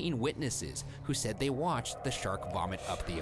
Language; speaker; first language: English; native; English